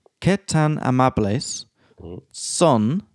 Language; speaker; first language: Spanish; non-native, learner; English